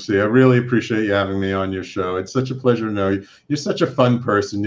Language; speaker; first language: English; native; English